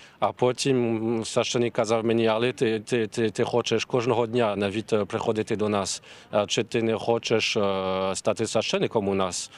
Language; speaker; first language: Ukrainian; non-native, learner; French